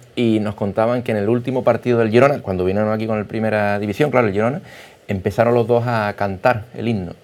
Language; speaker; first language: Spanish; native; Spanish